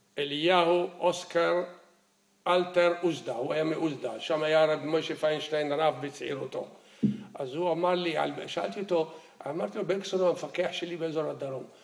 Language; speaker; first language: Hebrew; early bilingual, other home language; Arabic